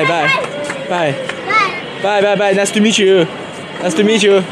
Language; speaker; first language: English; non-native, learner; Chinese